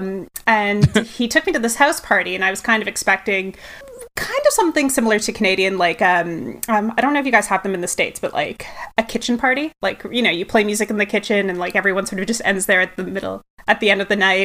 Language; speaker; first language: English; native; English